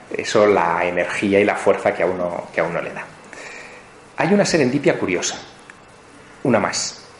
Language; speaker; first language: Spanish; native; Spanish